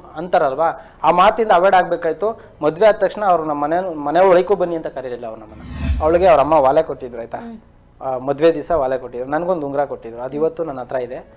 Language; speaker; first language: Kannada; native; Kannada